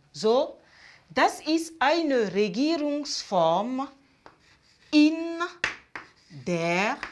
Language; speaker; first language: German; non-native, fluent; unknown